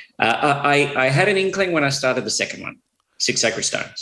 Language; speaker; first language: English; native; English